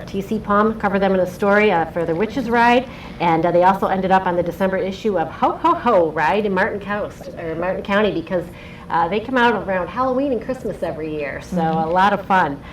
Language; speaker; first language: English; native; English